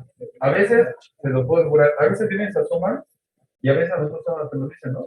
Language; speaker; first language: Spanish; native; Spanish